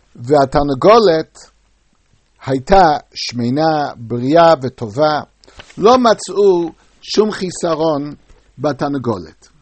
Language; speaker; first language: Hebrew; non-native, fluent; English